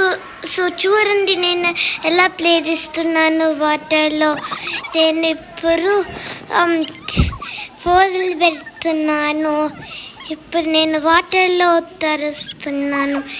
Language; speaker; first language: Telugu; early bilingual, heritage; Telugu